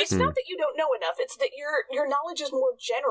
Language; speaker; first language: English; native; English